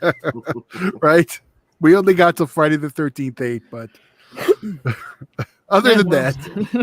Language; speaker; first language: English; native; English